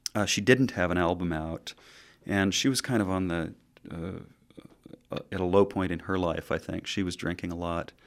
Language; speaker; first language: English; native; English